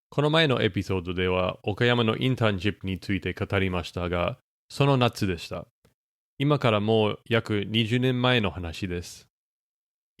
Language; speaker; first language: Japanese; non-native, fluent; English